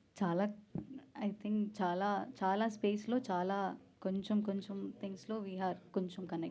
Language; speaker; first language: Telugu; non-native, learner; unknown